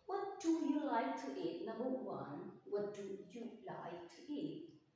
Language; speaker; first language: English; non-native, fluent; Indonesian